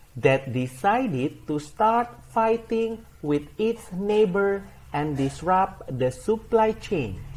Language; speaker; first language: English; non-native, fluent; Indonesian